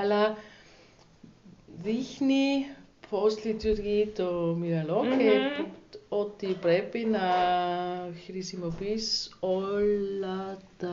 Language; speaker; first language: Greek; non-native, learner; German